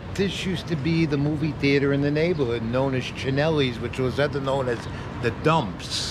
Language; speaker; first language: English; native; English